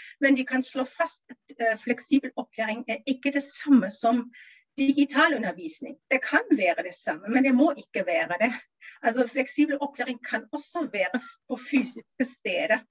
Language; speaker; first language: Norwegian; non-native, fluent; German